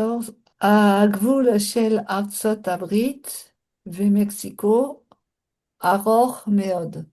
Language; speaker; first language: Hebrew; non-native, learner; French